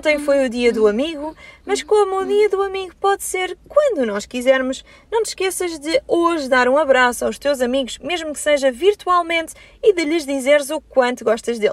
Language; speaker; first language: Portuguese; native; Portuguese